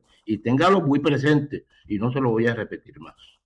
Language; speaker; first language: Spanish; native; Spanish